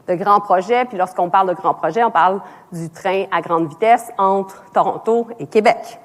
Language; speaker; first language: French; native; French